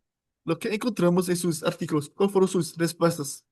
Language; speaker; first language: Spanish; non-native, fluent; Portuguese